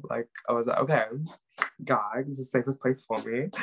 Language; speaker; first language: English; non-native, local second language; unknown